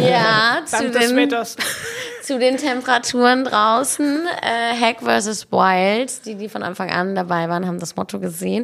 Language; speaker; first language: German; native; German